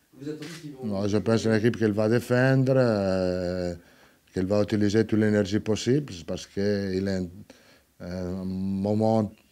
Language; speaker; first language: French; non-native, learner; Italian